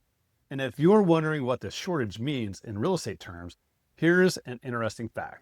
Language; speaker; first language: English; native; English